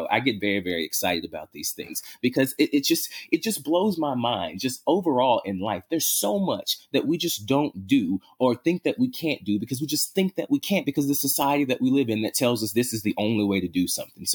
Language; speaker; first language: English; native; English